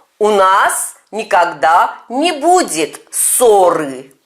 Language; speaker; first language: Russian; non-native, fluent; Turkish